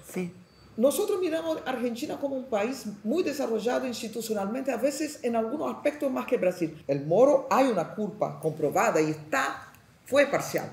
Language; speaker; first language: Spanish; non-native, fluent; Portuguese